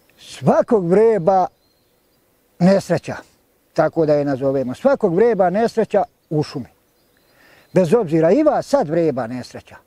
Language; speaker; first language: Bosnian; native; Bosnian